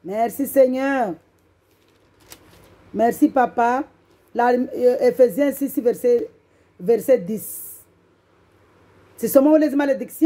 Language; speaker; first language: French; non-native, local second language; Comorian